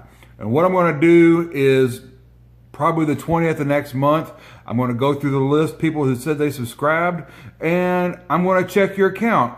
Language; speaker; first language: English; native; English